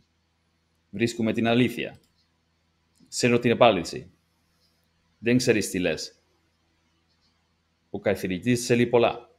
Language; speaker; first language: Greek; non-native, learner; English